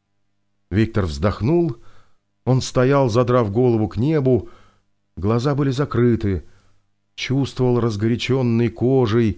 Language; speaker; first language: Russian; native; Russian